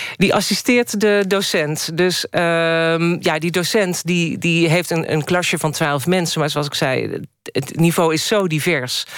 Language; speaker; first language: Dutch; native; Dutch